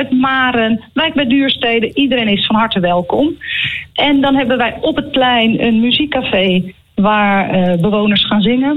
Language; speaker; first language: Dutch; native; Dutch